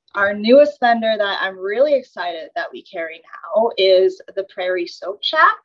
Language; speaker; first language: English; native; English